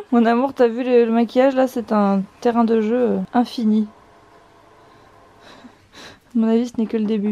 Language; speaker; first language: French; native; French